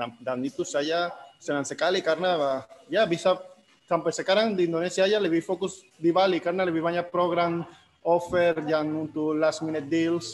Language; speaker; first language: Indonesian; non-native, fluent; Spanish